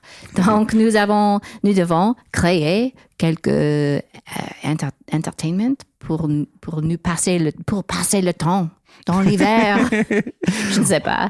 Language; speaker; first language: French; non-native, learner; English